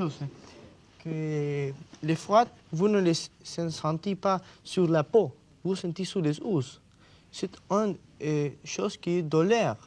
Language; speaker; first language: French; non-native, learner; Spanish